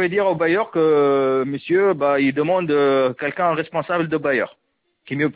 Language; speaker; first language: French; non-native, local second language; Arabic